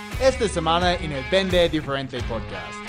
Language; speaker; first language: Spanish; non-native, fluent; English